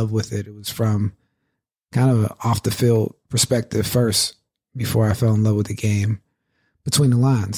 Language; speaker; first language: English; native; English